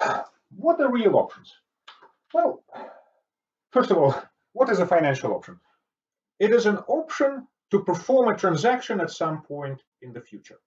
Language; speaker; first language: English; non-native, fluent; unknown